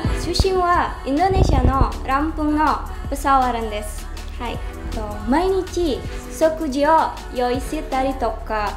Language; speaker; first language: Japanese; non-native, learner; Indonesian